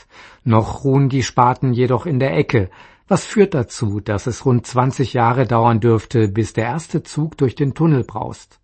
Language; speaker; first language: German; native; German